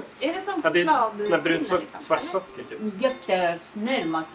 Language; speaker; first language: Swedish; non-native, learner; Japanese